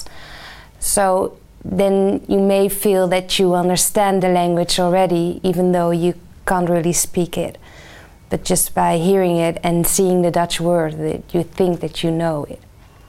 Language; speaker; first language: English; non-native, fluent; Dutch